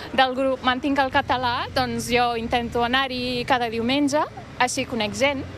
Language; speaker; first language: Catalan; non-native, fluent; Turkish